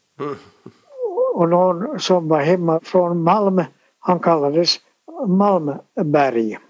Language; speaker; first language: Swedish; native; Swedish